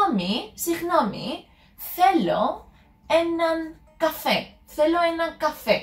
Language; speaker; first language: Greek; non-native, learner; English